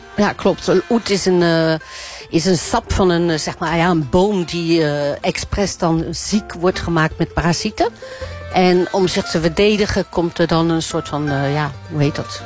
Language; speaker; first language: Dutch; native; Dutch